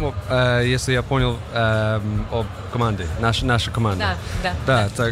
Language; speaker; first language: Russian; non-native, learner; English